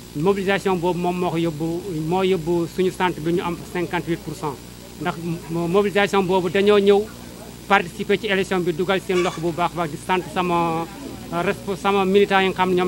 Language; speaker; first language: Wolof; non-native, local second language; Fula